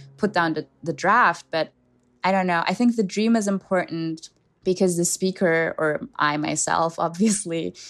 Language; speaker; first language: English; non-native, fluent; German